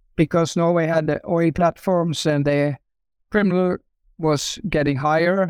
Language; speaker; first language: English; non-native, fluent; Norwegian